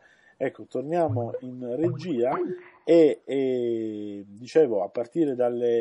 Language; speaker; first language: Italian; native; Italian